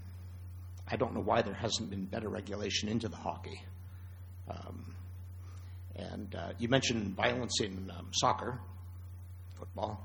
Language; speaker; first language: English; native; English